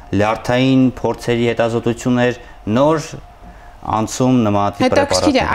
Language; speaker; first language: Armenian; native; Armenian